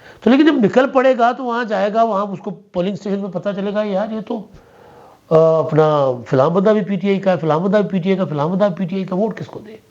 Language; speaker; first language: Urdu; non-native, local second language; Sindhi